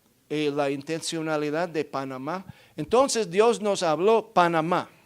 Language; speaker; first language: Spanish; non-native, fluent; English